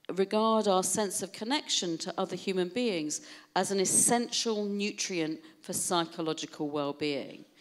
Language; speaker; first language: English; native; English